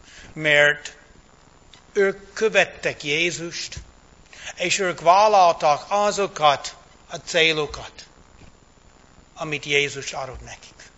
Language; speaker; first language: Hungarian; non-native, fluent; English